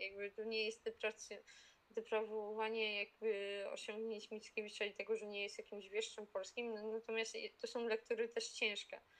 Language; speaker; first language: Polish; native; Polish